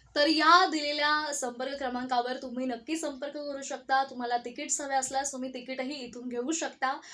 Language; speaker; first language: Marathi; native; Marathi